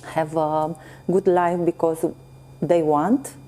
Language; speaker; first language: English; non-native, learner; Romanian